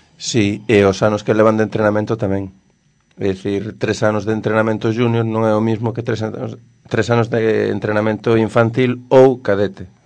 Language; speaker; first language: Galician; non-native, local second language; Spanish